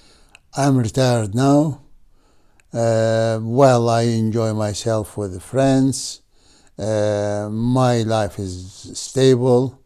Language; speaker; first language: English; non-native, fluent; Arabic